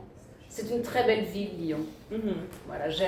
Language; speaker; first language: French; early bilingual, other home language; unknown